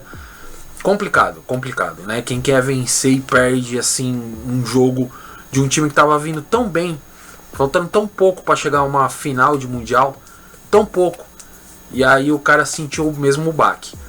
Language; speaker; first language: Portuguese; native; Portuguese